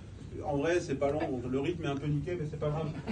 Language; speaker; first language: French; native; French